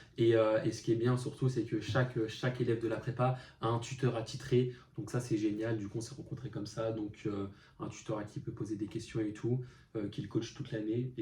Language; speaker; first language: French; native; French